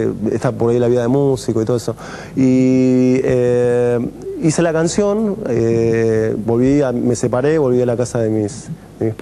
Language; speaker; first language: Spanish; native; Spanish